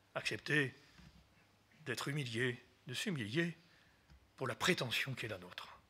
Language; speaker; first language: French; native; French